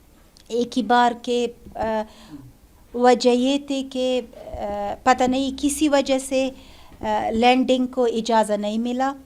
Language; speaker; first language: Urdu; non-native, fluent; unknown